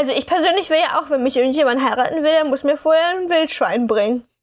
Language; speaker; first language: German; native; German